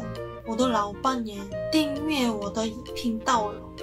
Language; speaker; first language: Chinese; non-native, learner; Korean